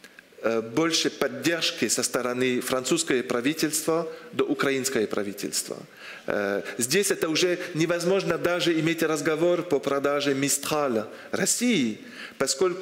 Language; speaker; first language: Russian; non-native, fluent; French